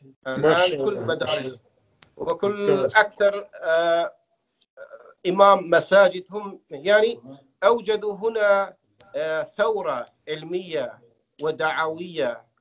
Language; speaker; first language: Arabic; non-native, fluent; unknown